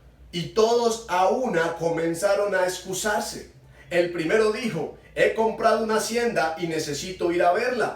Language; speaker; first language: Spanish; native; Spanish